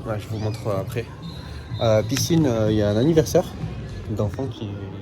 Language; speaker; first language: French; native; French